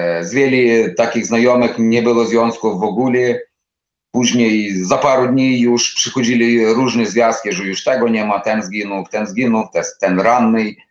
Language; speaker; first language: Polish; non-native, learner; Ukrainian